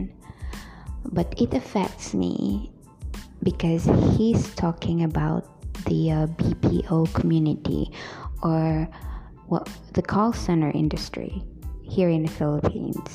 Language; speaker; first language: English; non-native, local second language; Cebuano